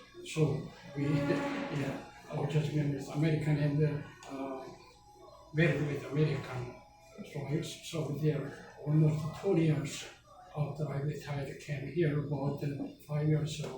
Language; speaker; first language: English; non-native, learner; Korean